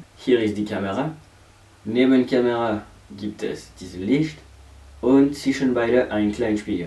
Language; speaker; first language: German; non-native, learner; French